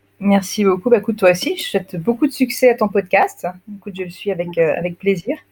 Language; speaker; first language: French; native; French